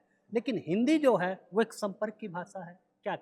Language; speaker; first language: Hindi; native; Hindi